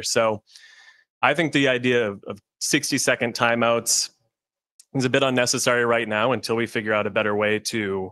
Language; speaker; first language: English; native; English